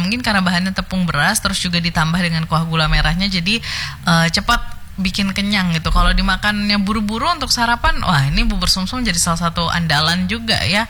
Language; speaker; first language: Indonesian; native; Indonesian